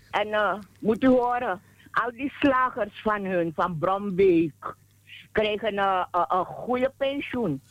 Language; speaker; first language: Dutch; native; Dutch